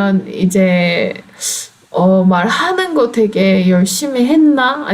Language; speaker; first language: Korean; non-native, fluent; Turkish